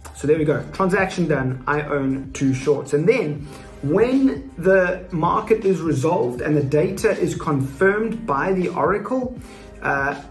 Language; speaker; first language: English; native; English